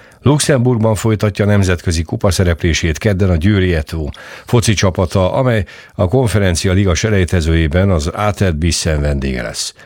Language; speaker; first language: Hungarian; native; Hungarian